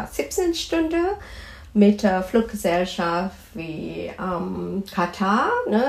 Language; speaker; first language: German; non-native, fluent; Malay